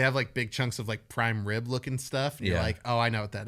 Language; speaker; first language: English; native; English